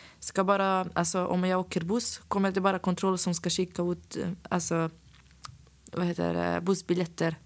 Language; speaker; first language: Swedish; non-native, fluent; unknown